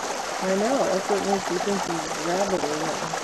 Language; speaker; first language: English; native; English